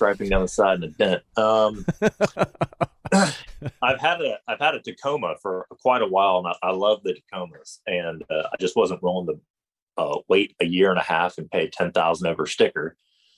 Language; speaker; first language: English; native; English